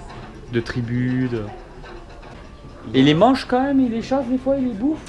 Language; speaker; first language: French; native; French